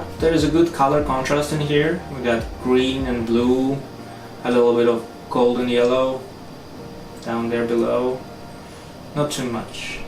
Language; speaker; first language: English; non-native, fluent; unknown